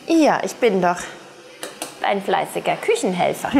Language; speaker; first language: German; native; German